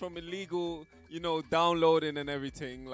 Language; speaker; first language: English; non-native, local second language; Akan